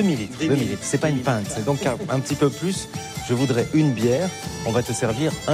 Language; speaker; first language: French; native; French